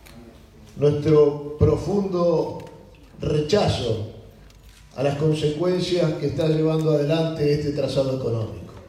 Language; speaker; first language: Spanish; native; Spanish